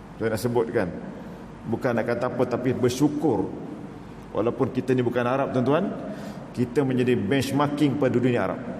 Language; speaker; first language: Malay; native; Malay